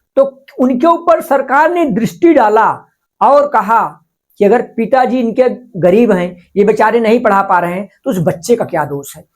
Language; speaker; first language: Hindi; non-native, local second language; Marathi